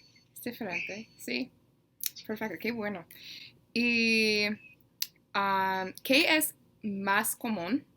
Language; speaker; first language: Spanish; non-native, learner; English